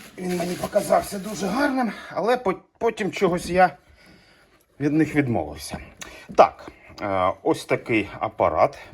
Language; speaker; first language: Ukrainian; non-native, local second language; Russian